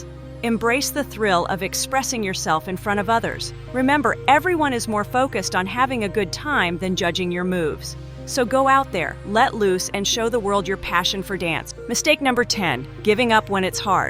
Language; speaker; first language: English; non-native, fluent; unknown